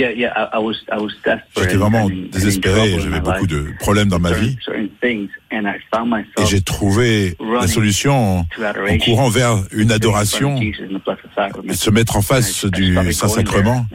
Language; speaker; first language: French; non-native, fluent; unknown